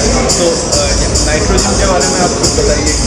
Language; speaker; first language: Hindi; native; Hindi